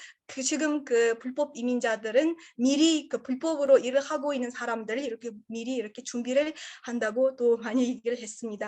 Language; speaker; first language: Korean; non-native, learner; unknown